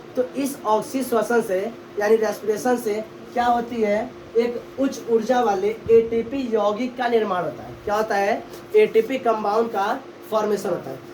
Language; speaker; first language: Hindi; native; Hindi